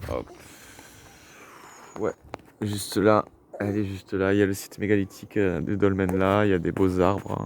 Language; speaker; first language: French; native; French